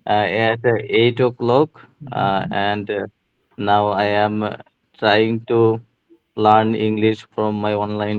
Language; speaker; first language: English; non-native, learner; Bangla